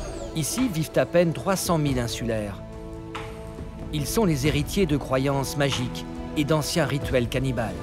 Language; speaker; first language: French; native; French